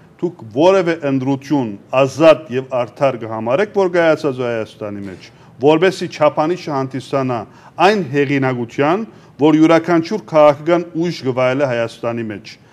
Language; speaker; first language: Armenian; early bilingual, heritage; Armenian